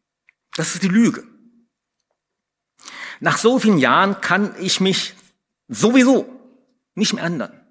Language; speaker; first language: German; non-native, fluent; Chinese